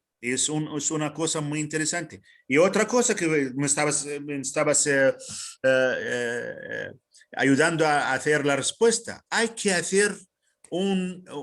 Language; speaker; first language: Spanish; non-native, fluent; Arabic